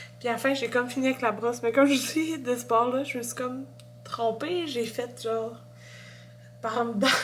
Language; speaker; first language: French; native; French